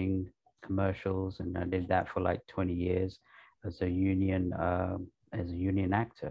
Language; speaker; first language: English; native; English